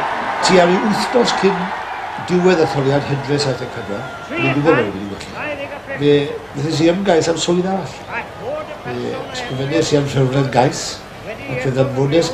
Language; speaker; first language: Welsh; native; Welsh